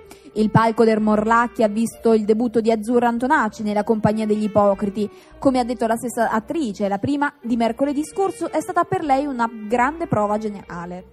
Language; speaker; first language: Italian; native; Italian